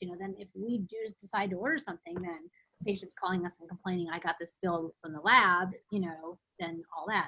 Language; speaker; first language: English; native; English